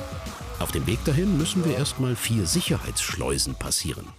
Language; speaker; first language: German; native; German